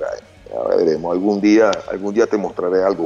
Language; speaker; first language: Spanish; native; Spanish